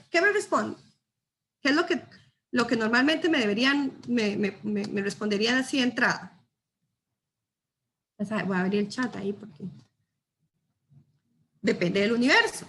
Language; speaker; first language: Spanish; native; Spanish